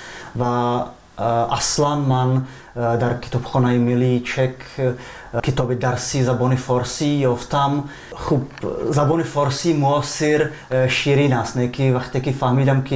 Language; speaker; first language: Persian; non-native, fluent; Czech